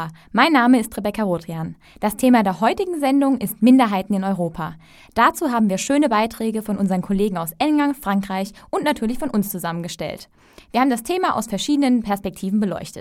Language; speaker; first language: German; native; German